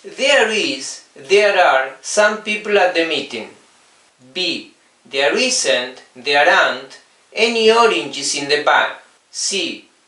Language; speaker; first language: English; non-native, fluent; Spanish